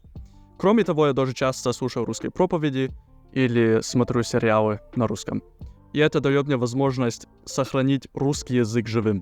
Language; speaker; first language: Russian; early bilingual, heritage; German